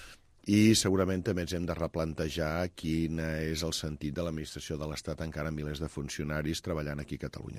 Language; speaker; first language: Catalan; native; Catalan